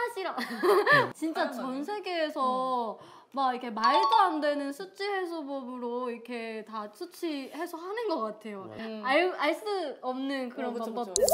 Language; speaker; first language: Korean; non-native, fluent; Burmese